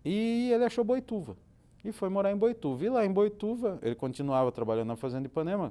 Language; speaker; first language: Portuguese; native; Portuguese